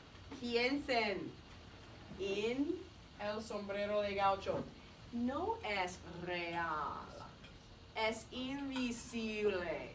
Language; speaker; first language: Spanish; non-native, fluent; English